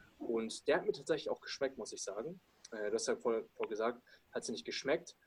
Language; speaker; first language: German; early bilingual, other home language; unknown